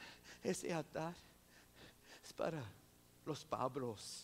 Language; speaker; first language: Spanish; non-native, local second language; English